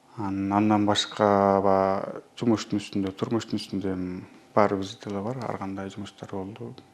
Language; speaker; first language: Kyrgyz; early bilingual, heritage; Kyrgyz